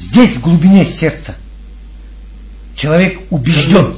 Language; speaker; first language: Russian; native; Russian